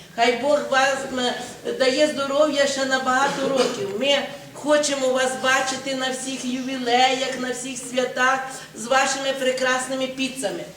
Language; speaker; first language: Ukrainian; native; Ukrainian